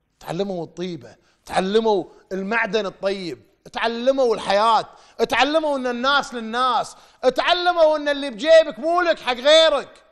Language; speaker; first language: Arabic; native; Arabic